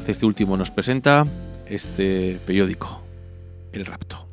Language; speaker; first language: Spanish; native; Spanish